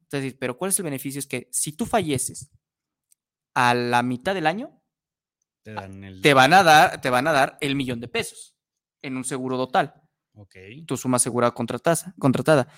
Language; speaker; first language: Spanish; native; Spanish